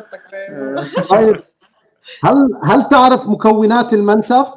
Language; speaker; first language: Arabic; native; Arabic